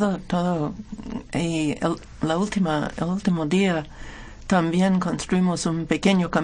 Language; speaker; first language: Spanish; non-native, fluent; English